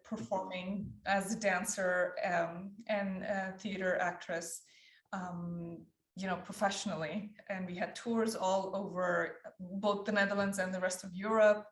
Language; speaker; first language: English; early bilingual, other home language; Persian